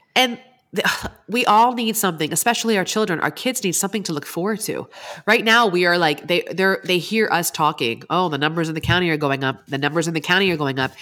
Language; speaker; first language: English; native; English